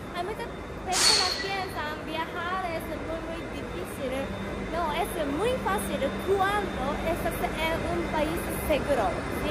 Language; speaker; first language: Spanish; non-native, fluent; Japanese